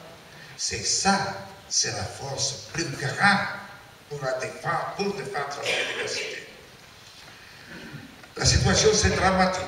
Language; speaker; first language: French; non-native, learner; Italian